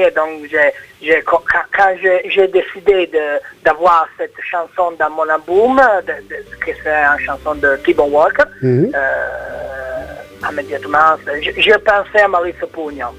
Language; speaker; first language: French; non-native, learner; Italian